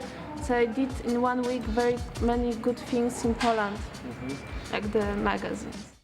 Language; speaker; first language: English; non-native, learner; Polish